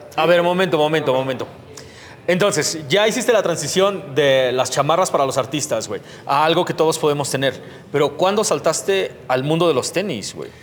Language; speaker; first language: Spanish; native; Spanish